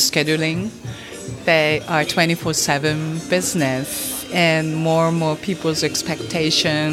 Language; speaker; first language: English; non-native, fluent; Japanese